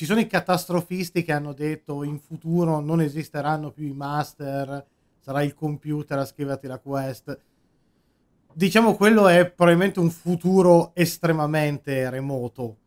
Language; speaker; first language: Italian; native; Italian